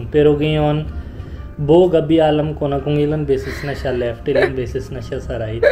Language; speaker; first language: Filipino; non-native, learner; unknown